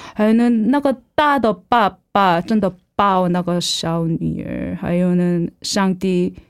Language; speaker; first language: Chinese; non-native, fluent; Korean